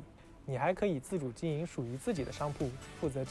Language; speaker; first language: Chinese; native; Chinese